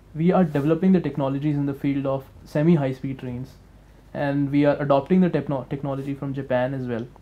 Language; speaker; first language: English; non-native, local second language; Hindi